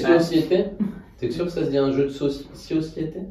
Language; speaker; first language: French; native; French